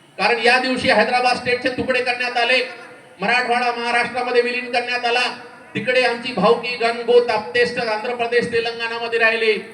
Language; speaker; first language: Marathi; non-native, local second language; Lambadi